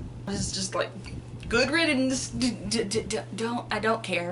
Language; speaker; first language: English; native; English